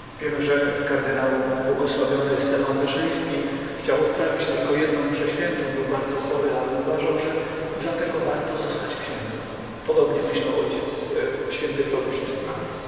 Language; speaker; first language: Polish; native; Polish